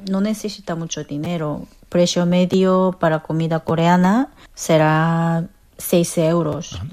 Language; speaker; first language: Spanish; non-native, fluent; Korean